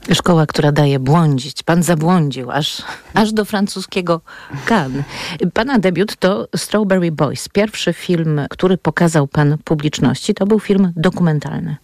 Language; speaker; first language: Polish; native; Polish